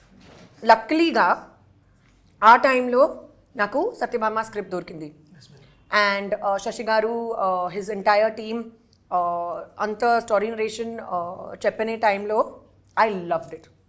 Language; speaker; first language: Telugu; non-native, learner; Hindi